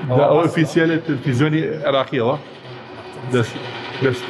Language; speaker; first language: German; non-native, learner; Central Kurdish